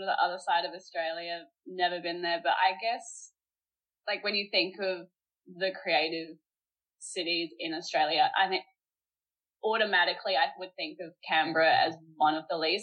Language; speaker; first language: English; native; English